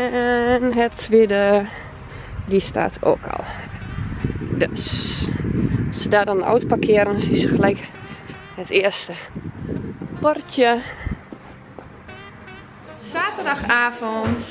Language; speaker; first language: Dutch; native; Dutch